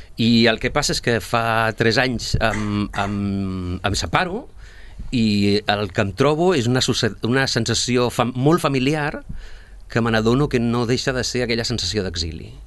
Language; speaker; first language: Catalan; early bilingual, other home language; Spanish